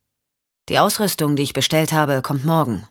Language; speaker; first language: German; native; German